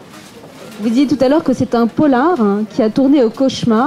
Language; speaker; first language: French; native; French